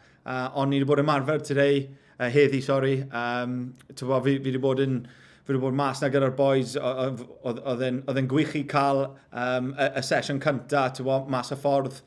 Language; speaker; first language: Welsh; non-native, local second language; English